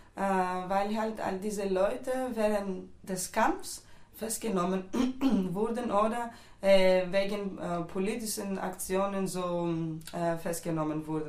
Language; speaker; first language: German; non-native, fluent; Greek